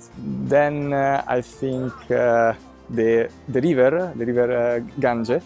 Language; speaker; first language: English; non-native, fluent; Italian